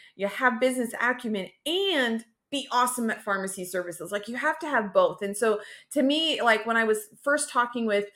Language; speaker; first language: English; native; English